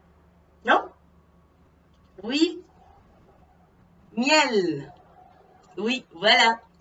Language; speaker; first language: French; non-native, fluent; Spanish